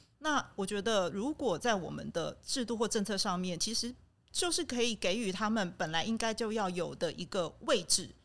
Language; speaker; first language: Chinese; native; Chinese